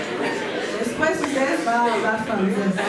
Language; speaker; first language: Spanish; non-native, fluent; French